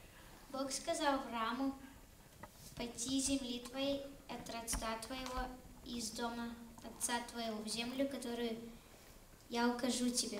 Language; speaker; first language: Russian; early bilingual, heritage; Russian